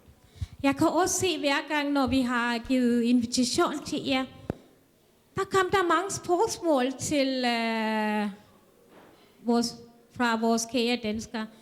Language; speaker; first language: Danish; non-native, fluent; Tamil